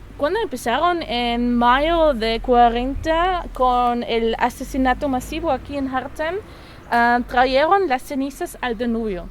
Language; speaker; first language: Spanish; non-native, learner; German